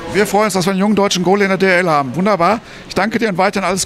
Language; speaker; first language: German; native; German